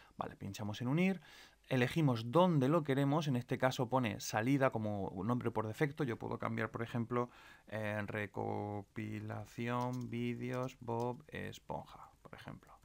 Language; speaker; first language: Spanish; native; Spanish